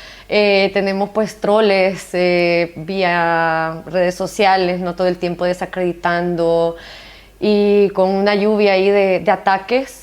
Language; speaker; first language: Spanish; native; Spanish